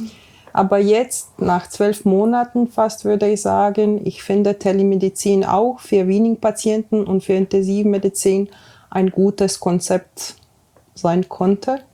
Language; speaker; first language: German; non-native, fluent; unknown